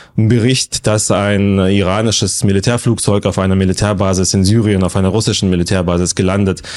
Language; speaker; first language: German; non-native, fluent; Russian